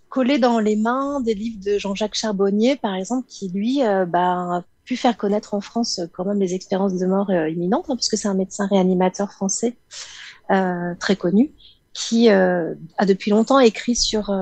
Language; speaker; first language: French; native; French